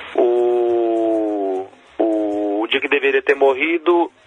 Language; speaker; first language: Portuguese; native; Portuguese